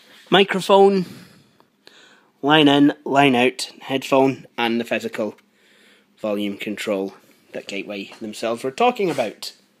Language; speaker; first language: English; native; English